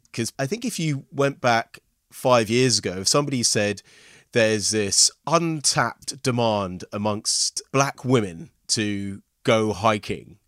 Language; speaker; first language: English; early bilingual, other home language; Hindi